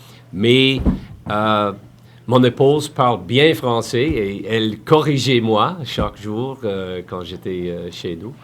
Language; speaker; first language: French; non-native, learner; English